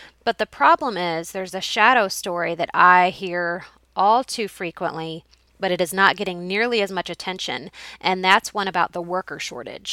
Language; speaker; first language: English; native; English